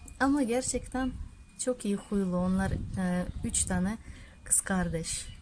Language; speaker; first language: Turkish; non-native, learner; Russian